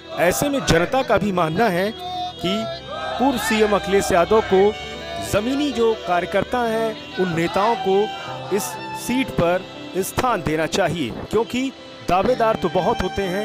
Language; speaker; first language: Hindi; native; Hindi